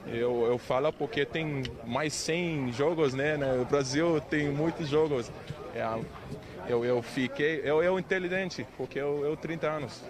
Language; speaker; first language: Portuguese; non-native, learner; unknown